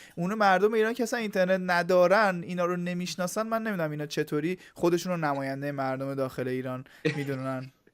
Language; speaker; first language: Persian; native; Persian